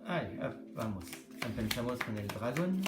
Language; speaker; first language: Spanish; non-native, learner; French